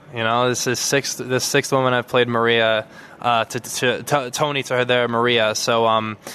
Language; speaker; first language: English; native; English